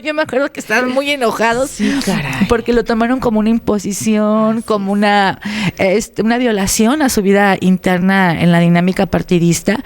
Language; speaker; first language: Spanish; native; Spanish